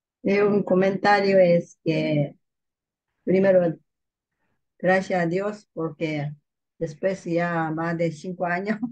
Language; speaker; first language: Spanish; non-native, learner; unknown